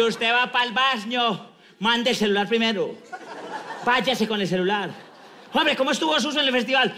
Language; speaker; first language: Spanish; native; Spanish